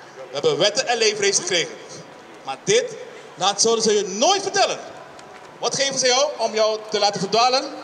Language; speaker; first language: Dutch; non-native, local second language; Papiamento